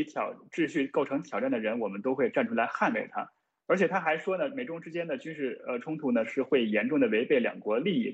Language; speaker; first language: Chinese; native; Chinese